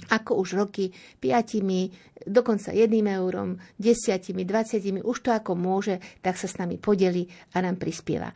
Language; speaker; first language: Slovak; native; Slovak